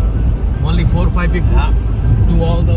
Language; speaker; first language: English; non-native, local second language; Hindi